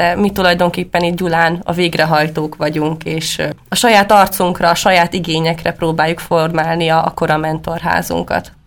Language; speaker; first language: Hungarian; native; Hungarian